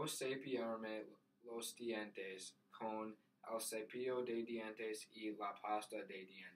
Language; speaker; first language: Spanish; non-native, learner; English